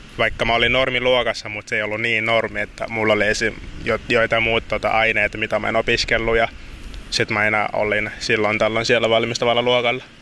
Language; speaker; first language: Finnish; early bilingual, other home language; Lingala